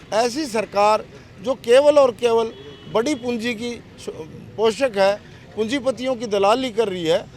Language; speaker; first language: Hindi; native; Hindi